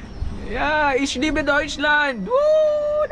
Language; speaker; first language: German; non-native, learner; Filipino